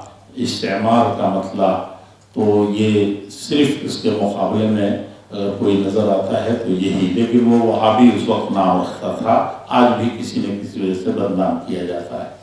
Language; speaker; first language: Urdu; native; Urdu